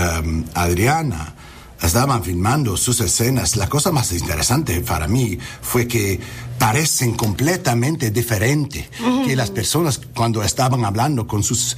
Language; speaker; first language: Spanish; early bilingual, heritage; English